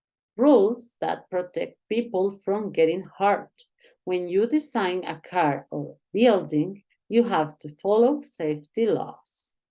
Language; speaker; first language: English; non-native, learner; Spanish